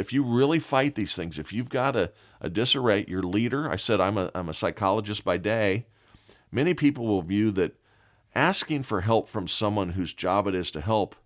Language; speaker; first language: English; native; English